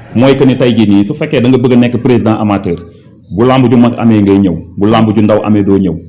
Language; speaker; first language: Wolof; native; Wolof